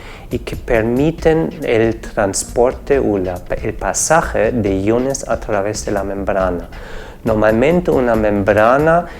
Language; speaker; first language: Spanish; non-native, fluent; German